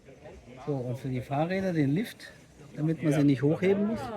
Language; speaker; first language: German; native; German